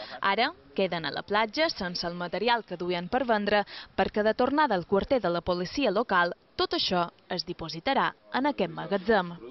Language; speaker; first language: Catalan; native; Catalan